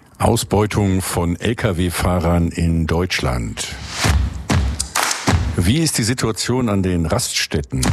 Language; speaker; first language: German; native; German